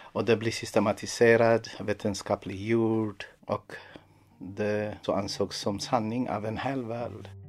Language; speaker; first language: Swedish; non-native, fluent; Amharic